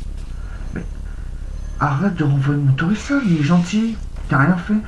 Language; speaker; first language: French; native; French